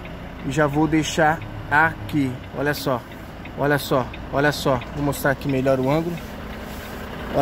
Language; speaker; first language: Portuguese; native; Portuguese